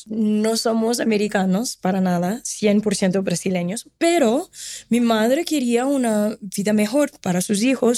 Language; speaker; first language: Spanish; non-native, fluent; Portuguese